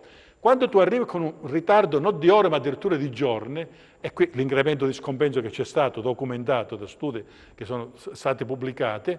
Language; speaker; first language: Italian; native; Italian